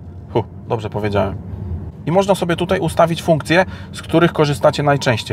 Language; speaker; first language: Polish; native; Polish